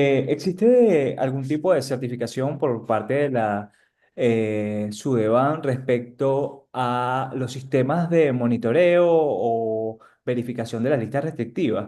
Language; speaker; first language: Spanish; native; Spanish